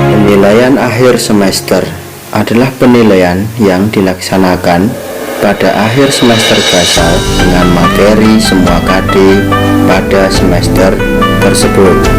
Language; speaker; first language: Indonesian; native; Indonesian